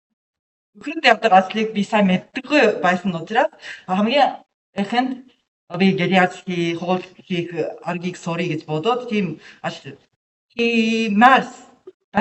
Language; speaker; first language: Mongolian; non-native, learner; Japanese